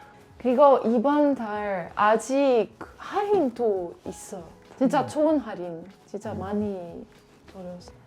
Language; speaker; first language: Korean; non-native, learner; Dutch